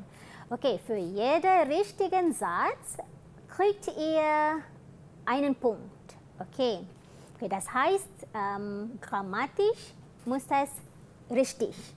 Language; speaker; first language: German; non-native, fluent; Malay